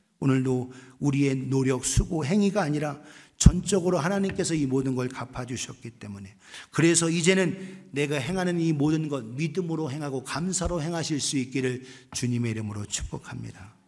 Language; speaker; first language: Korean; native; Korean